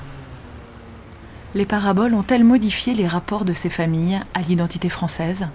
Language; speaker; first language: French; native; French